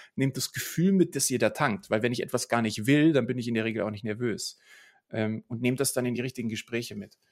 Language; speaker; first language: German; native; German